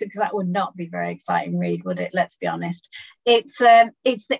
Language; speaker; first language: English; native; English